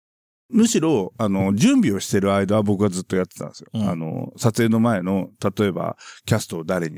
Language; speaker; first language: Japanese; native; Japanese